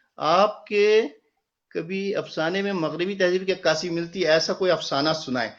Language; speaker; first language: Urdu; native; Urdu